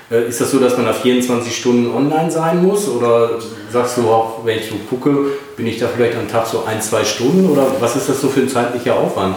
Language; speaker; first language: German; native; German